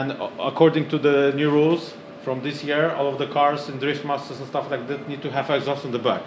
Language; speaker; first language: English; non-native, fluent; Polish